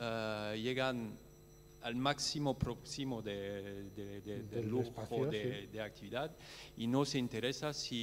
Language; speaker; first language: Spanish; non-native, learner; French